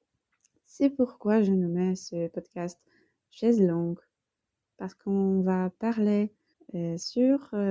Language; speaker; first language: French; non-native, fluent; Polish